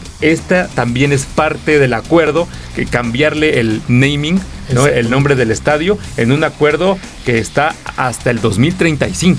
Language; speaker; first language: Spanish; native; Spanish